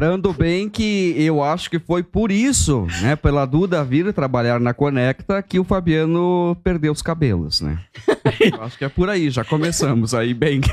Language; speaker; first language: Portuguese; native; Portuguese